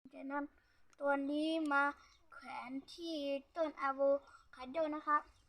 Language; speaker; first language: Thai; native; Thai